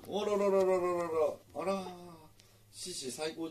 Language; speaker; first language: Japanese; native; Japanese